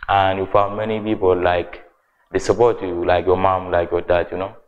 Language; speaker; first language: English; non-native, learner; Arabic